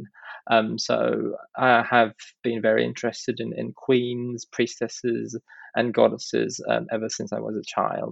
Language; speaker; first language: English; non-native, local second language; Filipino